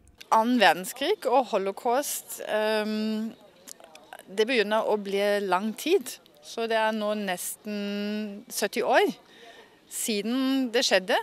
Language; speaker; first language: Norwegian; non-native, fluent; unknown